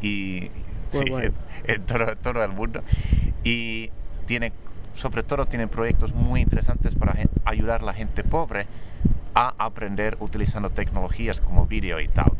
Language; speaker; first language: Spanish; non-native, fluent; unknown